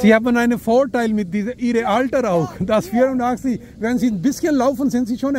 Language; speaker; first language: German; non-native, fluent; Urdu